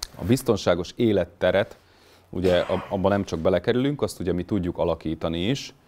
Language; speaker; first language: Hungarian; native; Hungarian